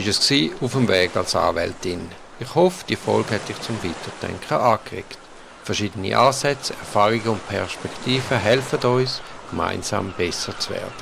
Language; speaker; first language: German; native; German